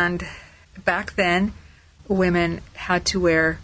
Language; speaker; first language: English; native; English